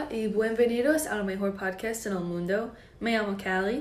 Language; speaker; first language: Spanish; non-native, learner; English